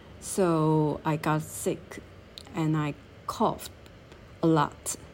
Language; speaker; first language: English; non-native, learner; Chinese